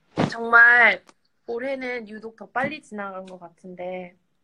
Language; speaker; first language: Korean; early bilingual, other home language; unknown